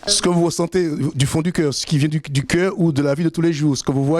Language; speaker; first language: French; native; French